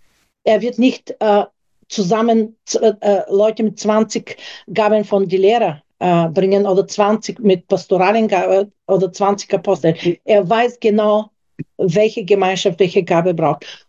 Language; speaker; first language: German; non-native, fluent; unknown